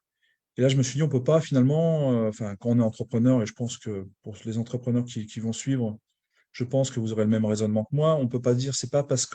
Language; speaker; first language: French; native; French